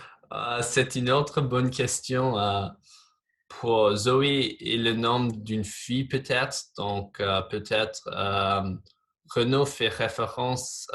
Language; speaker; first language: French; non-native, fluent; English